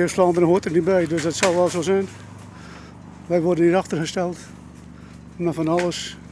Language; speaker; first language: Dutch; native; Dutch